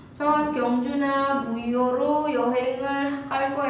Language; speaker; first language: Korean; non-native, fluent; Indonesian